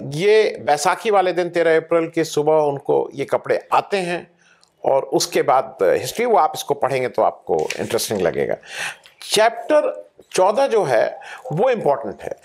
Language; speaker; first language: Hindi; native; Hindi